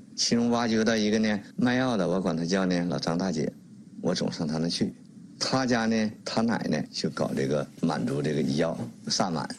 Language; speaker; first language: Chinese; native; Chinese